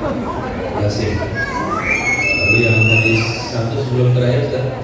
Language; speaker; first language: Indonesian; native; Indonesian